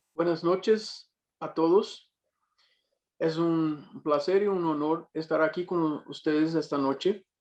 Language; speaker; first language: Spanish; non-native, fluent; Portuguese